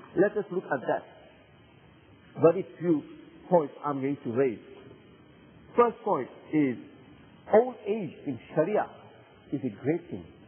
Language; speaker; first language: English; non-native, fluent; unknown